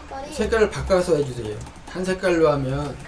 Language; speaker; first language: Korean; native; Korean